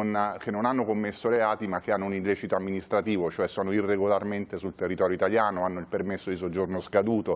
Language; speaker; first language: Italian; native; Italian